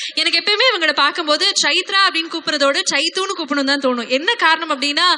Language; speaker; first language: Tamil; native; Tamil